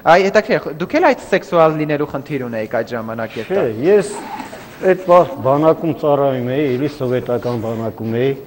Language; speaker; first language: Armenian; native; Armenian